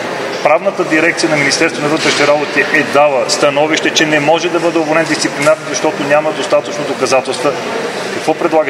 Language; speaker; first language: Bulgarian; native; Bulgarian